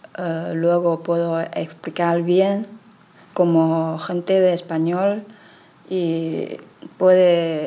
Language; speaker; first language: Spanish; non-native, learner; Chinese